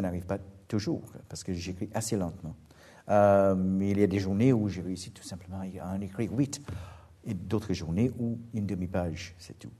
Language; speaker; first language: French; non-native, fluent; English